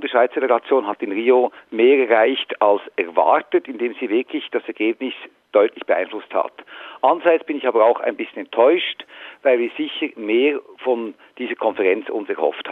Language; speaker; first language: German; native; German